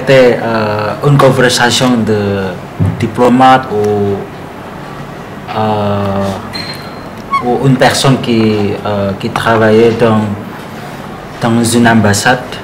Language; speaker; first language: French; non-native, learner; Indonesian